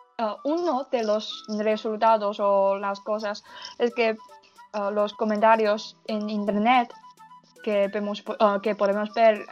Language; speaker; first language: Spanish; non-native, learner; Chinese